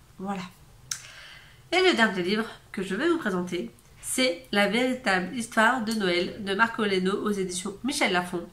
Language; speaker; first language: French; native; French